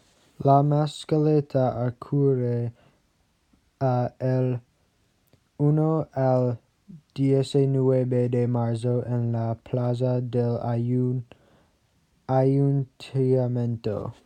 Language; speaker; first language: Spanish; non-native, learner; English